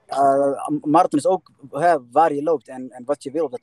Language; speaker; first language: Dutch; early bilingual, other home language; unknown